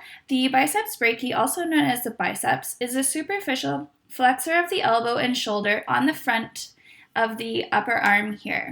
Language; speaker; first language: English; native; English